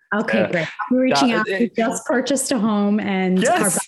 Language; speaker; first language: English; non-native, fluent; Arabic